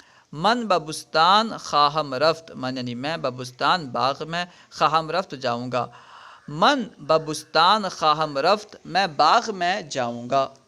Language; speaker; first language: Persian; non-native, learner; Urdu